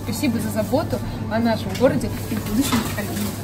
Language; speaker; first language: Russian; native; Russian